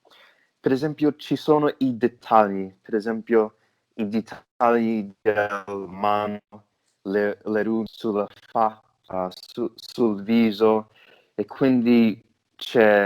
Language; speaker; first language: Italian; non-native, learner; English